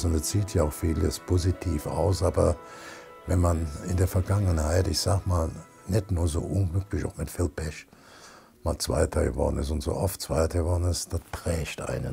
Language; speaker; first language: German; native; German